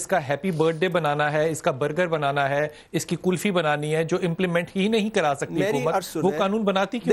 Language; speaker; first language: Urdu; native; Urdu